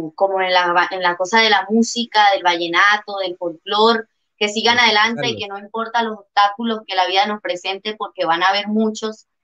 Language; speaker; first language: Spanish; native; Spanish